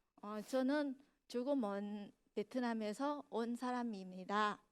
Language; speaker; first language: Korean; non-native, fluent; Vietnamese